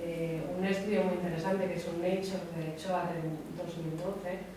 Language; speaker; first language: Spanish; native; Spanish